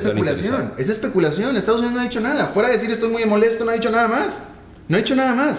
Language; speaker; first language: Spanish; native; Spanish